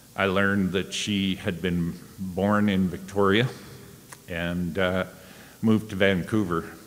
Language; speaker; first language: English; native; English